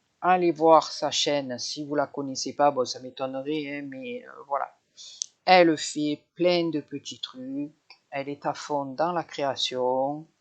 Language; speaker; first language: French; native; French